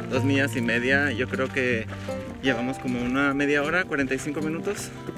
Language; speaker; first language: Spanish; early bilingual, heritage; Spanish